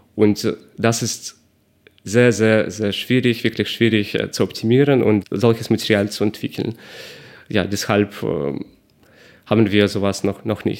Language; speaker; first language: German; non-native, fluent; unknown